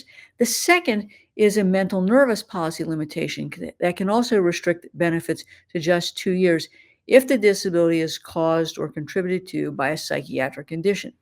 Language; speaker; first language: English; native; English